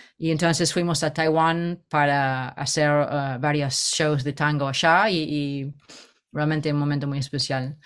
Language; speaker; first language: Spanish; non-native, fluent; English